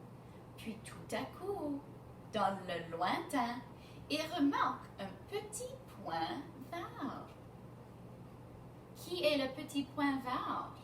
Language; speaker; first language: French; non-native, fluent; English